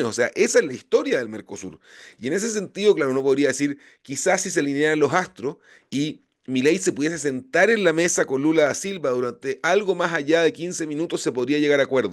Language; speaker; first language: Spanish; native; Spanish